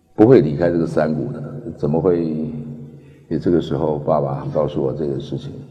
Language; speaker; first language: Chinese; early bilingual, other home language; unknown